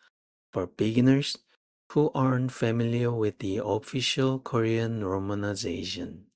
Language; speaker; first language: English; non-native, fluent; Korean